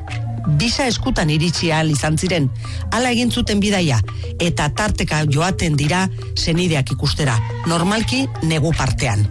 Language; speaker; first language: Basque; native; Basque